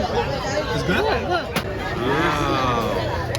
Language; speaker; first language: English; non-native, learner; Korean